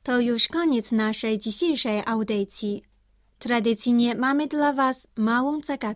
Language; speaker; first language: Polish; non-native, fluent; Chinese